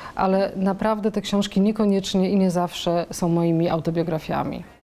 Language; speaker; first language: Polish; native; Polish